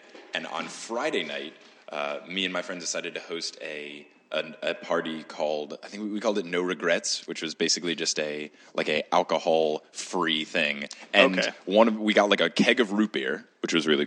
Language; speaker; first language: English; native; English